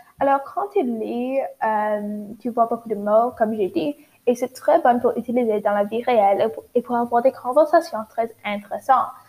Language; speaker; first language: French; non-native, learner; English